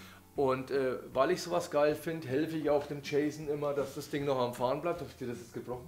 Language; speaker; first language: German; native; German